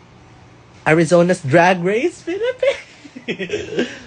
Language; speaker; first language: English; non-native, local second language; Filipino